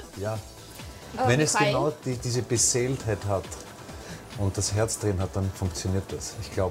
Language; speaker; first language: German; native; German